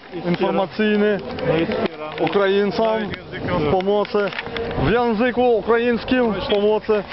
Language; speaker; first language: Polish; non-native, learner; Ukrainian